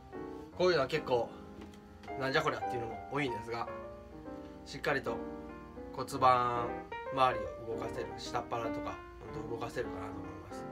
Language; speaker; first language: Japanese; native; Japanese